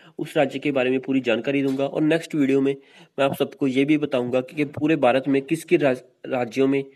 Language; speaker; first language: Hindi; non-native, local second language; Punjabi